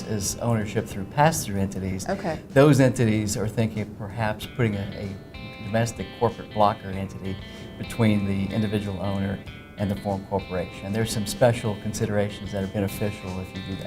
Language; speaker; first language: English; native; English